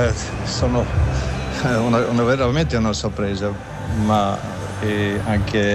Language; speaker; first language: Italian; non-native, learner; German